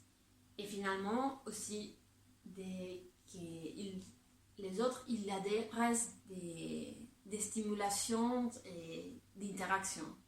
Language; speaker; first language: French; non-native, fluent; Spanish